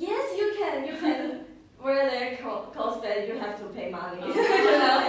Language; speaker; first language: English; non-native, learner; Chinese